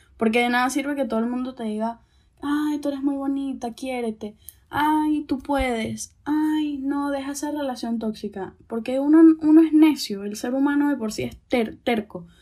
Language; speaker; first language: Spanish; native; Spanish